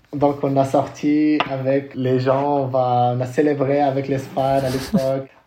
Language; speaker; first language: French; non-native, local second language; Arabic